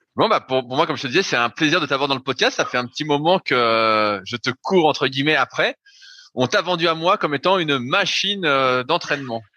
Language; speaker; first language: French; native; French